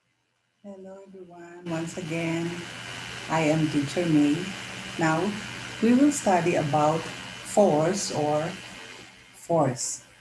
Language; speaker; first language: English; non-native, local second language; Filipino